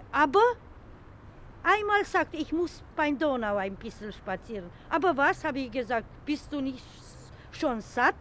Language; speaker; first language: German; non-native, learner; Romanian